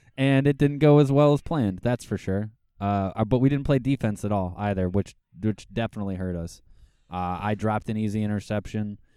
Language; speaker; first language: English; native; English